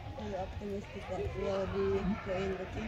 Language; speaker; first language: English; non-native, learner; Indonesian